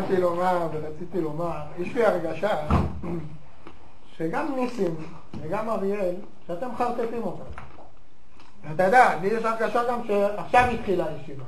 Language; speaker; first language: Hebrew; native; Hebrew